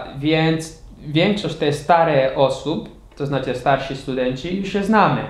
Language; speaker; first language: Polish; non-native, fluent; Portuguese